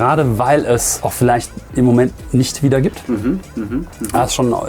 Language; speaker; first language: German; native; German